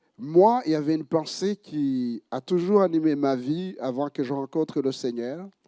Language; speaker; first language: French; non-native, local second language; Kinyarwanda